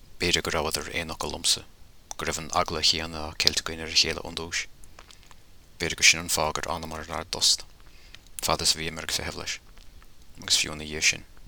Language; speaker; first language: Irish; native; Irish